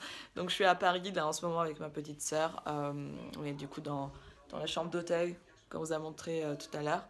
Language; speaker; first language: French; early bilingual, other home language; Russian